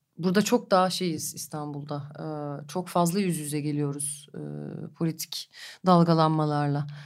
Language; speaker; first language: Turkish; native; Turkish